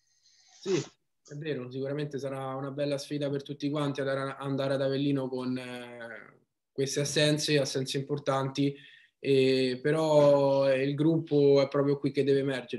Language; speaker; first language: Italian; native; Italian